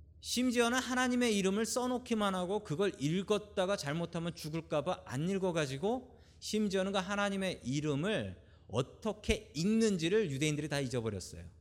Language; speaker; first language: Korean; native; Korean